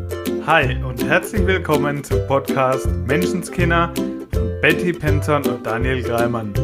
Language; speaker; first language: German; native; German